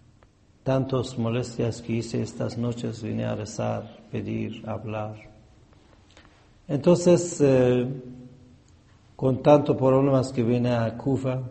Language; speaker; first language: Spanish; non-native, fluent; Persian